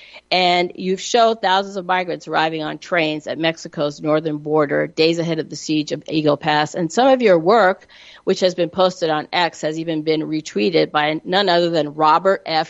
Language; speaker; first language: English; native; English